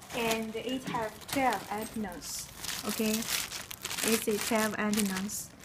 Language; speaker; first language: English; non-native, learner; Chinese